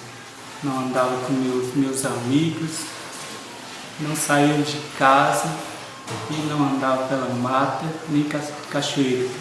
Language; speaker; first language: Portuguese; non-native, local second language; Guarani